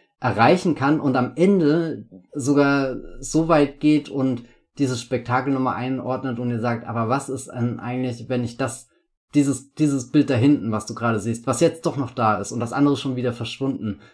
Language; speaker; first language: German; native; German